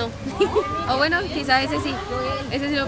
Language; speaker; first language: Spanish; native; Spanish